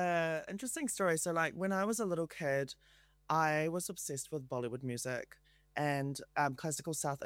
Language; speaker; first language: English; native; English